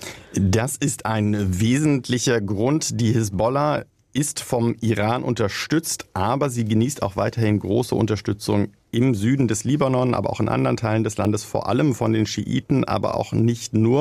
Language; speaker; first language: German; native; German